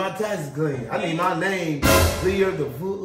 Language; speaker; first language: English; native; English